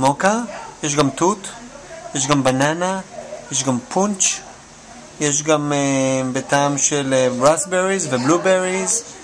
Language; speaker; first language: Hebrew; native; Hebrew